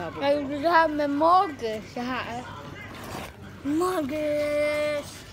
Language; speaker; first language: Swedish; early bilingual, other home language; Thai